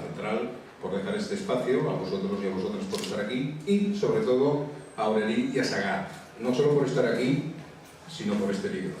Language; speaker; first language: Spanish; native; Spanish